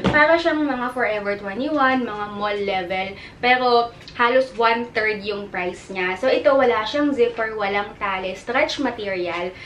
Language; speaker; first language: Filipino; native; Filipino